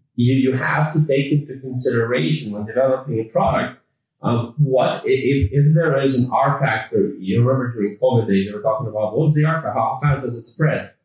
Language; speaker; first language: English; native; English